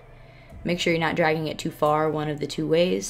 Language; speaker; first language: English; native; English